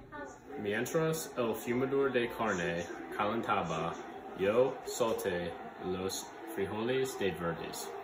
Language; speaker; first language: Spanish; non-native, learner; English